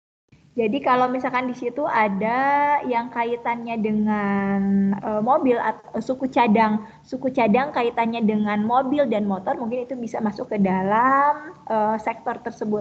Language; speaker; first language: Indonesian; native; Indonesian